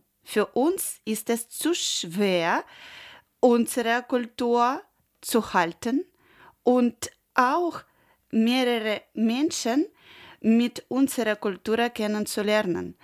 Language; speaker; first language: German; non-native, learner; Ukrainian